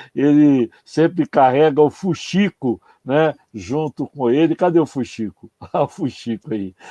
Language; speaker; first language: Portuguese; native; Portuguese